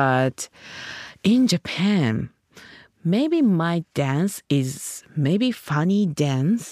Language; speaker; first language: English; non-native, learner; Japanese